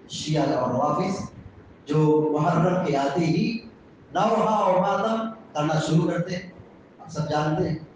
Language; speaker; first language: Urdu; native; Urdu